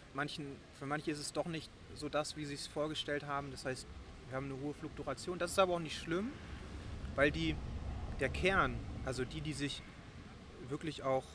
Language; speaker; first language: German; native; German